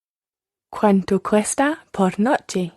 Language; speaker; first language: Spanish; non-native, learner; English